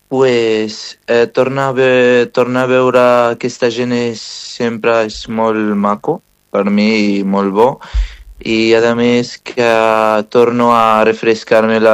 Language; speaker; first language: Catalan; non-native, fluent; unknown